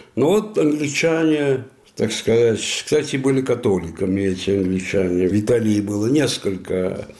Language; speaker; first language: Russian; non-native, fluent; Italian